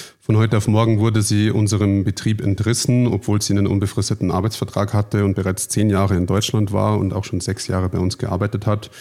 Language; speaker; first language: German; native; German